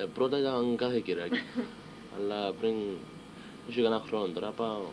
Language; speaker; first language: Greek; early bilingual, heritage; Greek